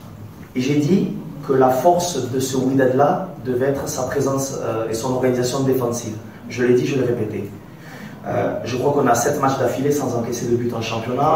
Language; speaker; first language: French; native; French